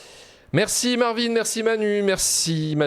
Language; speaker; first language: French; native; French